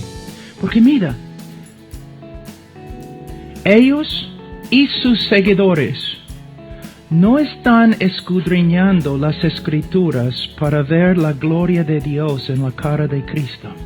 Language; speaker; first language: Spanish; non-native, fluent; English